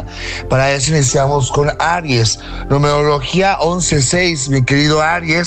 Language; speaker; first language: Spanish; native; Spanish